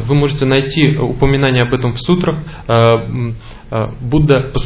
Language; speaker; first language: Russian; native; Russian